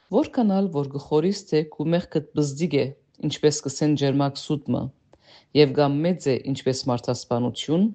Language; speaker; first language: Armenian; early bilingual, heritage; Armenian